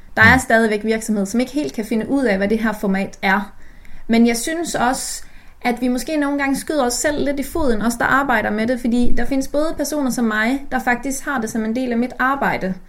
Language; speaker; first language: Danish; native; Danish